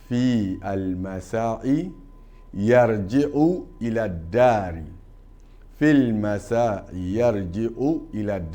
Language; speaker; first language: Arabic; non-native, fluent; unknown